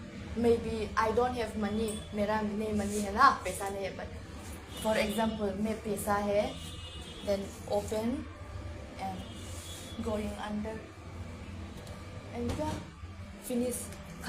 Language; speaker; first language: Hindi; non-native, learner; Mizo